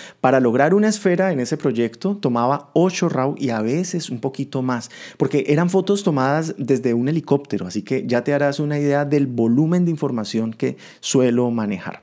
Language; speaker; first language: Spanish; native; Spanish